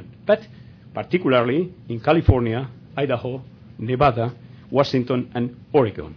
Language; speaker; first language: English; non-native, fluent; Spanish